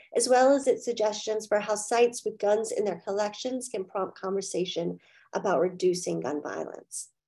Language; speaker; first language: English; native; English